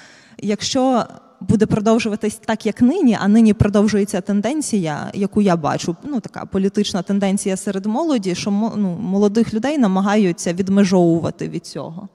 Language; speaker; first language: Ukrainian; native; Ukrainian